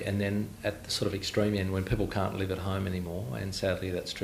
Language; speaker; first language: English; native; English